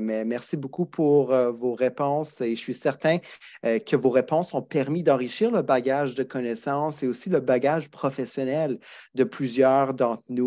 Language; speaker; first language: French; native; French